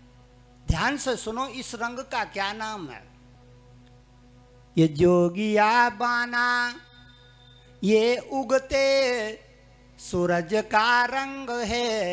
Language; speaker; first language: Hindi; native; Hindi